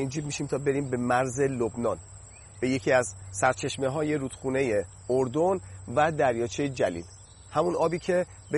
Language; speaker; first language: Persian; native; Persian